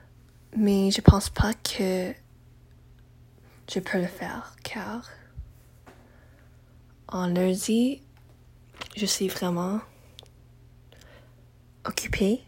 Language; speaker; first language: French; non-native, learner; English